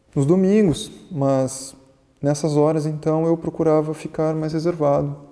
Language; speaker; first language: Portuguese; native; Portuguese